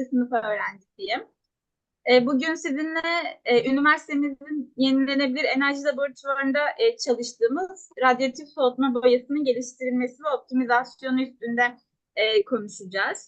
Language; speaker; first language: Turkish; native; Turkish